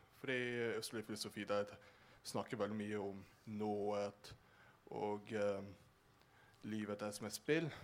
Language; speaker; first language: Norwegian; non-native, learner; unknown